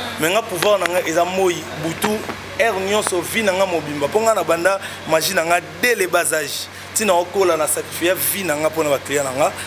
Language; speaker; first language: Lingala; non-native, local second language; Kongo